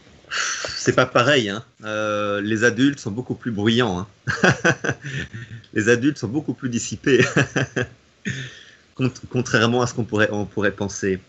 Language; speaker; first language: French; native; French